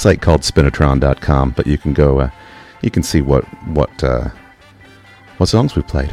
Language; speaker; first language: English; native; English